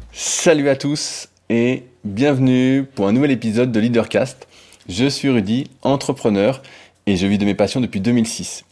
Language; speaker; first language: French; native; French